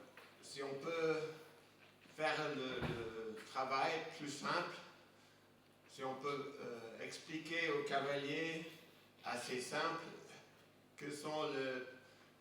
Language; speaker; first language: French; non-native, fluent; English